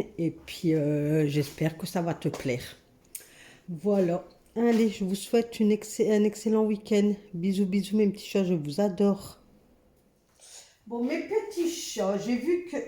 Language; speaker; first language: French; native; French